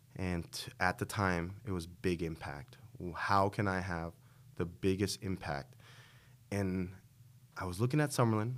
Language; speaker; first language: English; native; English